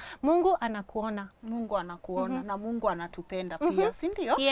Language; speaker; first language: Swahili; non-native, fluent; Japanese